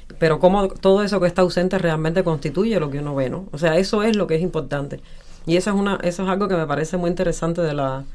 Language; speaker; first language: Spanish; native; Spanish